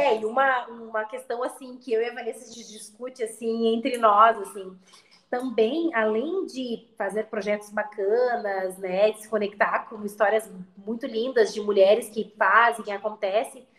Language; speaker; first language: Portuguese; native; Portuguese